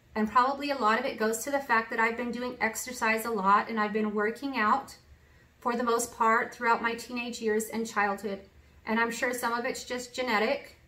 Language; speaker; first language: English; native; English